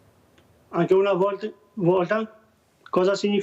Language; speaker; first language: Italian; non-native, learner; Albanian